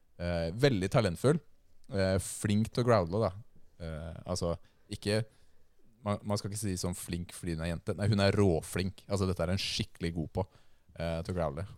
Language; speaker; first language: Norwegian; native; Norwegian